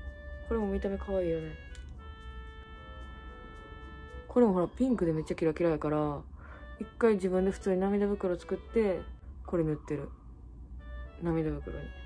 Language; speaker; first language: Japanese; native; Japanese